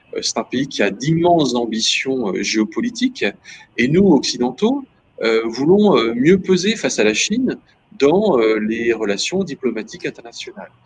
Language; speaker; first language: French; native; French